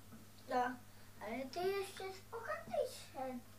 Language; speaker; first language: Polish; early bilingual, heritage; Dutch